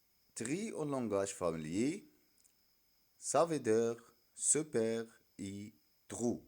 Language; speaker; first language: French; non-native, fluent; Arabic